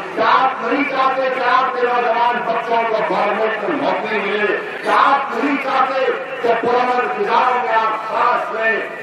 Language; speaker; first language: Urdu; native; Urdu